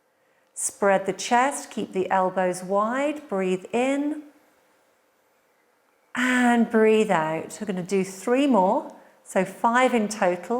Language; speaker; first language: English; native; English